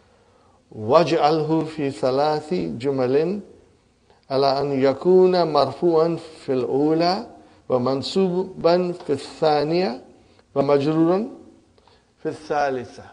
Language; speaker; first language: Arabic; non-native, fluent; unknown